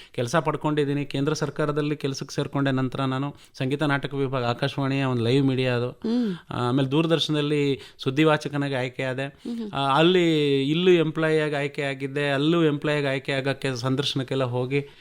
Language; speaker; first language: Kannada; non-native, local second language; Lambadi